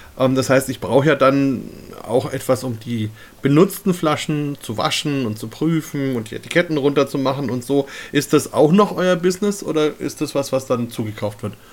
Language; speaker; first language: German; native; German